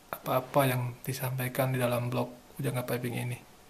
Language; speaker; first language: English; non-native, learner; Indonesian